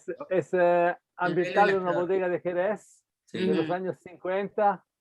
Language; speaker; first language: Spanish; non-native, fluent; Italian